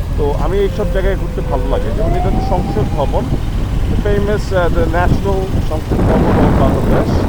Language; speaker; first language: Bangla; early bilingual, heritage; Bangla